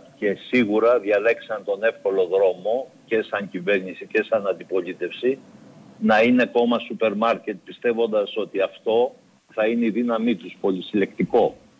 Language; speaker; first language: Greek; native; Greek